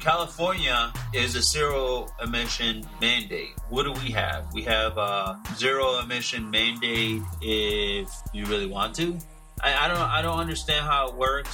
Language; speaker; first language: English; native; English